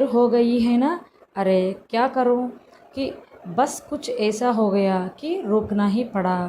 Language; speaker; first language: Hindi; non-native, local second language; Telugu